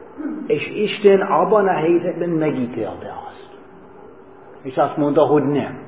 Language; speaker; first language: Hungarian; non-native, learner; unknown